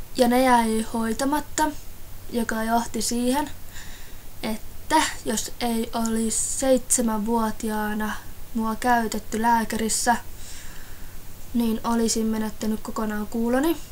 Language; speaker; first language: Finnish; early bilingual, other home language; Russian